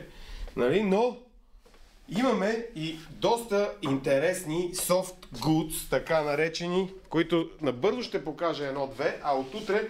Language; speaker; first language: Bulgarian; native; Bulgarian